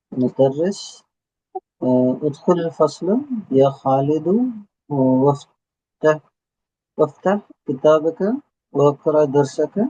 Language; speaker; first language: Arabic; non-native, learner; Urdu